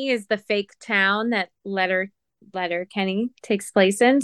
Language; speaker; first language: English; native; English